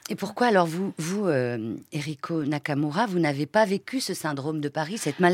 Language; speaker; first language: French; native; French